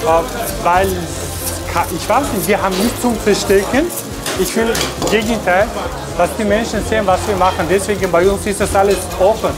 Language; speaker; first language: German; non-native, fluent; Turkish